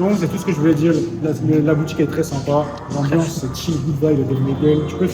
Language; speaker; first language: French; native; French